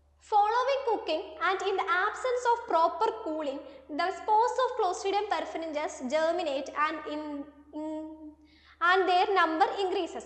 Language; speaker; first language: English; non-native, local second language; Malayalam